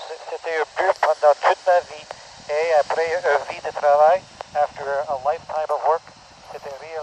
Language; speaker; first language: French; non-native, local second language; English